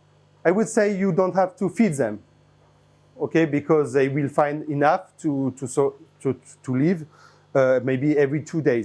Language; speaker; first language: English; non-native, fluent; French